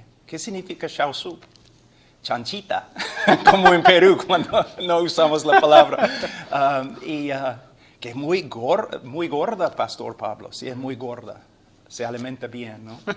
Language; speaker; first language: Spanish; non-native, fluent; English